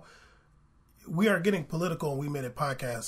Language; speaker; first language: English; native; English